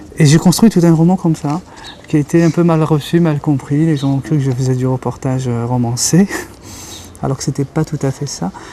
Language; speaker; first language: French; non-native, local second language; Kabyle